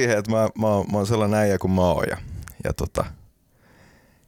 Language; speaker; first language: Finnish; early bilingual, heritage; Finnish